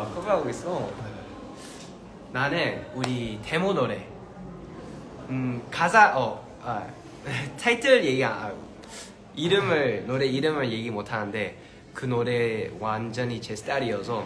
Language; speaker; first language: Korean; early bilingual, heritage; Korean